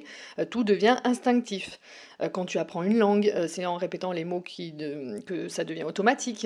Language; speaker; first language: French; native; French